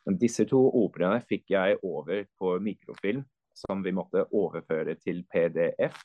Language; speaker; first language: Norwegian; non-native, fluent; English